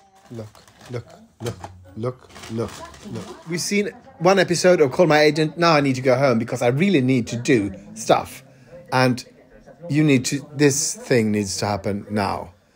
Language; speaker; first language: English; non-native, fluent; Swedish